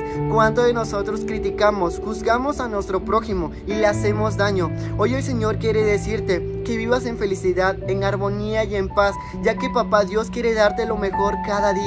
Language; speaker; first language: Spanish; native; Spanish